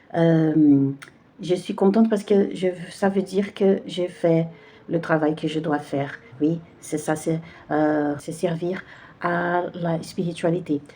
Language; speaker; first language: French; non-native, fluent; Portuguese